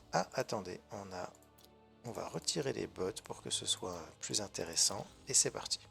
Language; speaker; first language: French; native; French